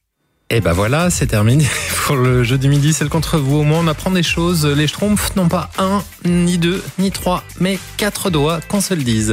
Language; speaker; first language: French; native; French